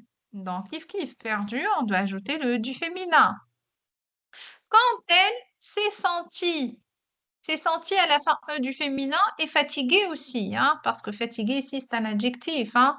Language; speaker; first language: French; non-native, local second language; Arabic